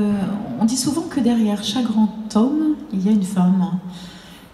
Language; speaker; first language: French; native; French